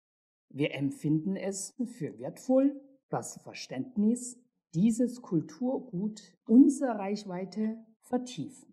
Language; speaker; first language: German; non-native, fluent; Chinese